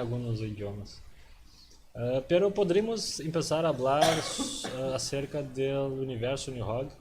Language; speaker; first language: Spanish; non-native, learner; Portuguese